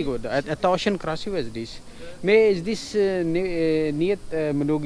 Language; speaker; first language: Russian; non-native, learner; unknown